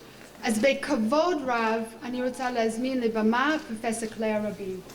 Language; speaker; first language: Hebrew; non-native, fluent; English